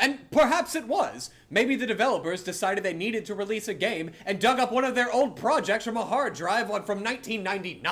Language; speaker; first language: English; native; English